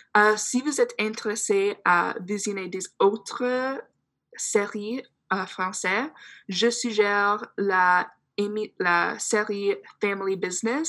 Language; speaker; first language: French; non-native, fluent; English